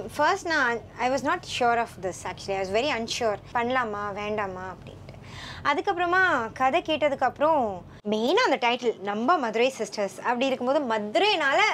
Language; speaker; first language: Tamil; non-native, local second language; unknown